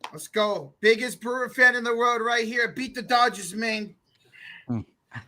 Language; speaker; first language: English; native; English